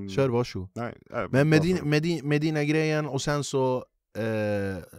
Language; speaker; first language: Swedish; native; Swedish